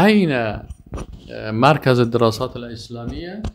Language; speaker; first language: Arabic; non-native, fluent; Persian